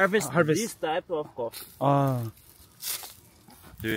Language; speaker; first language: English; non-native, learner; Portuguese